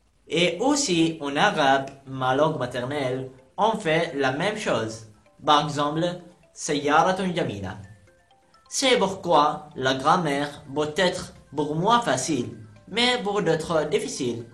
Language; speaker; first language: French; non-native, learner; Arabic